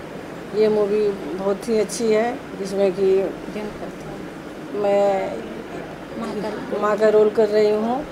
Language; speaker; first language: Hindi; native; Hindi